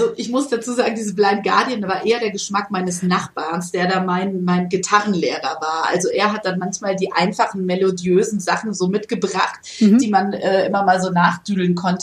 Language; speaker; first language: German; native; German